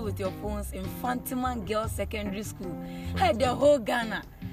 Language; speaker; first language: English; non-native, local second language; Akan